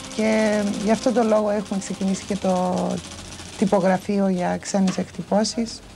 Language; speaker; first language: Greek; native; Greek